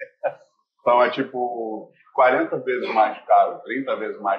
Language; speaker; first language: Portuguese; native; Portuguese